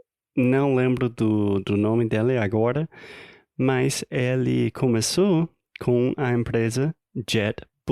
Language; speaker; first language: Portuguese; non-native, fluent; English